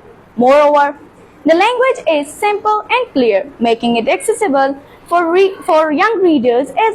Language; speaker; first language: English; non-native, local second language; Baluchi